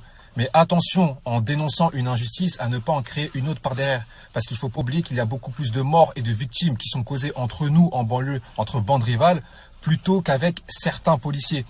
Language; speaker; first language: French; native; French